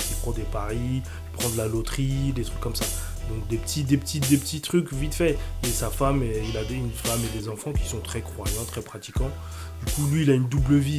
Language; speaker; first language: French; native; French